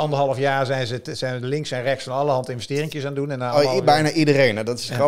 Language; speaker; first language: Dutch; native; Dutch